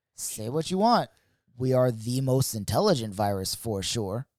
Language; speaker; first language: English; native; English